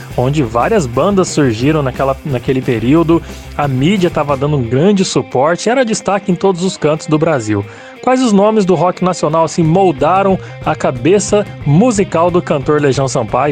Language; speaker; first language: Portuguese; native; Portuguese